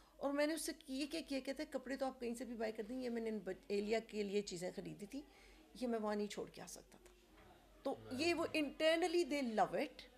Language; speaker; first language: Urdu; native; Urdu